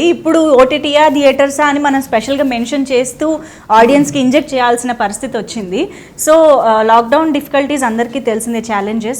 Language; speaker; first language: Telugu; native; Telugu